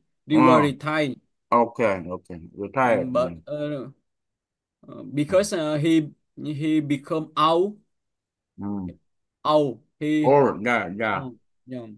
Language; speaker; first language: English; non-native, learner; Vietnamese